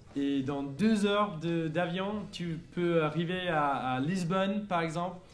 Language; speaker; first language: French; non-native, fluent; English